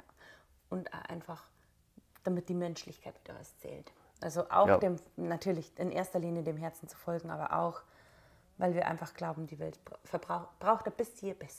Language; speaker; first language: German; native; German